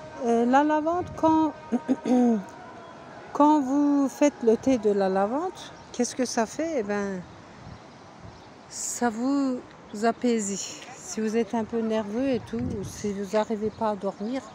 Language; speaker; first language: French; non-native, fluent; Turkish